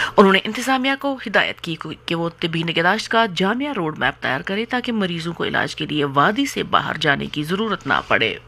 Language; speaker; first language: Urdu; non-native, local second language; Kashmiri